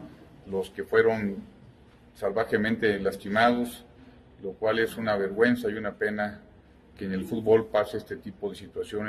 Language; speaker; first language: Spanish; native; Spanish